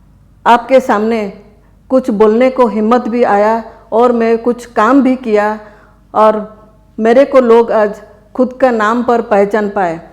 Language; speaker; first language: Hindi; non-native, local second language; Odia